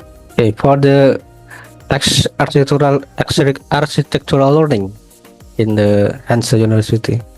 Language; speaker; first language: English; non-native, learner; Indonesian